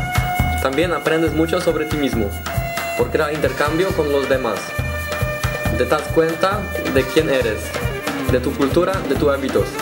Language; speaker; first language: Spanish; non-native, fluent; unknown